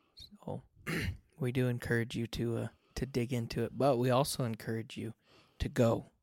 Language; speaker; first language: English; native; English